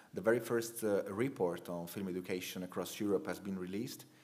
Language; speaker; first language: English; non-native, fluent; Italian